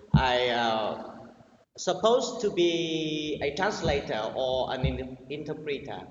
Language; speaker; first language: English; non-native, learner; Vietnamese